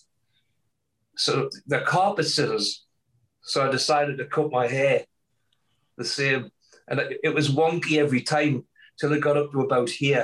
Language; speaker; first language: English; native; English